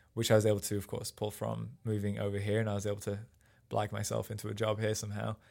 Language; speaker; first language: English; native; English